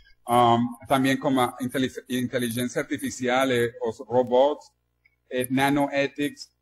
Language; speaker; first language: Spanish; non-native, learner; Portuguese